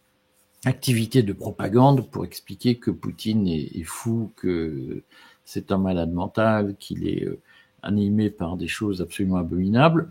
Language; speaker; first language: French; native; French